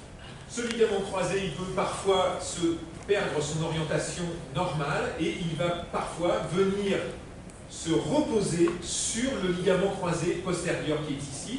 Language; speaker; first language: French; native; French